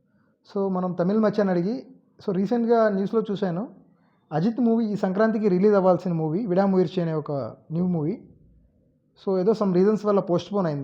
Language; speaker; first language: Telugu; native; Telugu